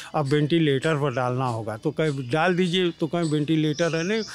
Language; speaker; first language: Hindi; native; Hindi